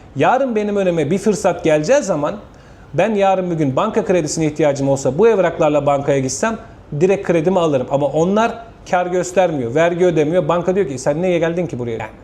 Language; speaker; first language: Turkish; native; Turkish